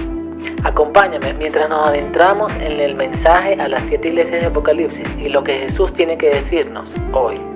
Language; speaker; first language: Spanish; native; Spanish